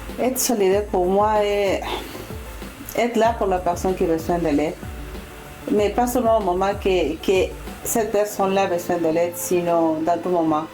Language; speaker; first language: French; non-native, fluent; Spanish